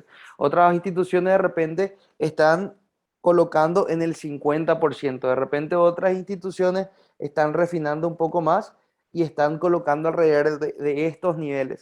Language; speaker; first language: Spanish; native; Spanish